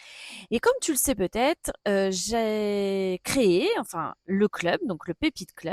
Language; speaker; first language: French; native; French